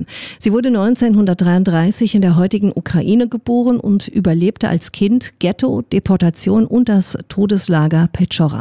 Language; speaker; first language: German; native; German